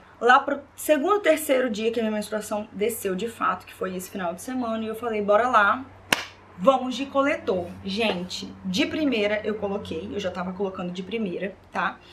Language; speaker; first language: Portuguese; native; Portuguese